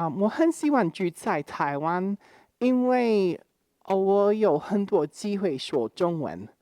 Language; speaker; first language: Chinese; non-native, learner; English